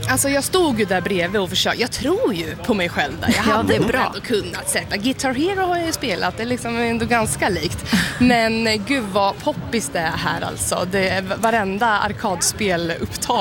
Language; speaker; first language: Swedish; native; Swedish